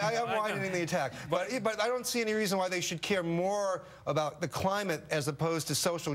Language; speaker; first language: English; native; English